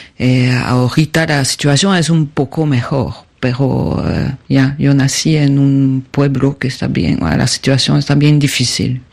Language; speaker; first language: Spanish; non-native, fluent; French